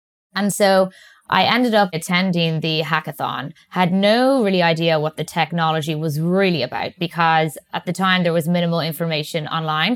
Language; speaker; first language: English; native; English